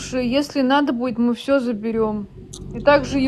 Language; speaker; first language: Russian; native; Russian